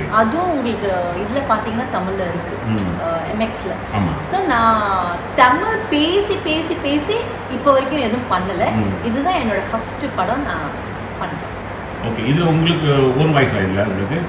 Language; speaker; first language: Tamil; non-native, local second language; Telugu